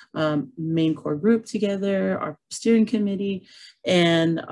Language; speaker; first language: English; native; English